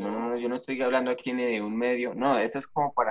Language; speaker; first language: Spanish; native; Spanish